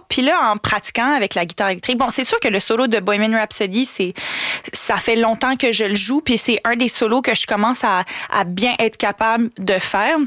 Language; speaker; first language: French; native; French